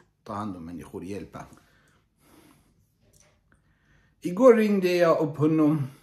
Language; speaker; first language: Swedish; non-native, fluent; Arabic